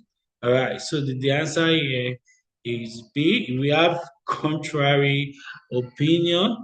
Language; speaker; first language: English; non-native, local second language; Yoruba